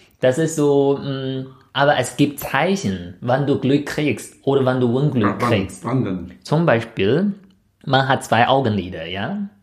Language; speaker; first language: German; non-native, fluent; Chinese